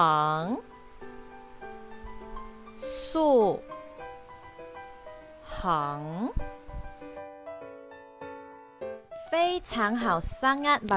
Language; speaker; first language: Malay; non-native, local second language; Chinese